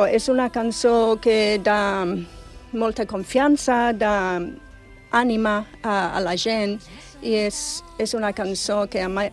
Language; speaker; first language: Catalan; non-native, fluent; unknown